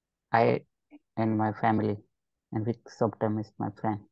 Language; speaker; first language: English; non-native, learner; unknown